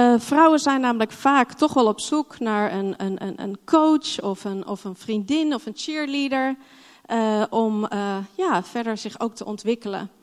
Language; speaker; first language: Dutch; non-native, fluent; English